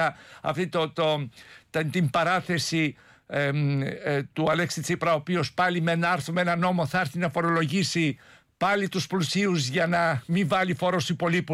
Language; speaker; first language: Greek; native; Greek